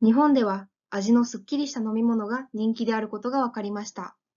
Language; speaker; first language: Japanese; native; Japanese